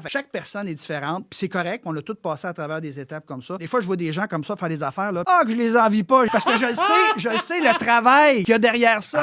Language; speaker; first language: French; native; French